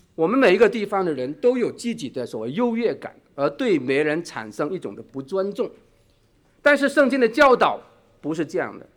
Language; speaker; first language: Chinese; non-native, local second language; Cantonese